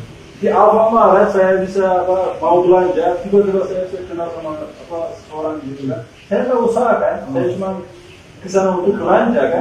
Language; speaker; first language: Indonesian; non-native, fluent; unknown